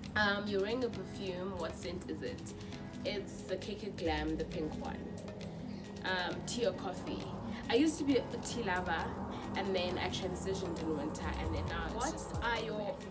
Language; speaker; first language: English; non-native, local second language; Xhosa